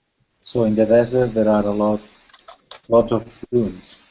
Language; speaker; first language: English; non-native, fluent; Spanish